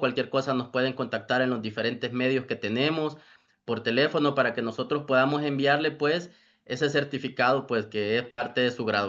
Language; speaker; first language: Spanish; native; Spanish